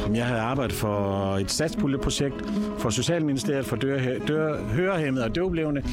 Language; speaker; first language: Danish; native; Danish